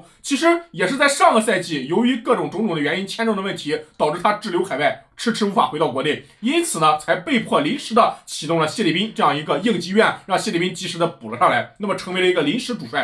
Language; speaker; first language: Chinese; native; Chinese